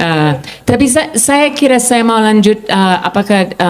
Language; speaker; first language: Indonesian; non-native, fluent; English